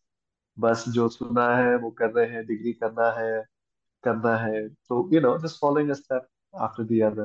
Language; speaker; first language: English; non-native, local second language; Hindi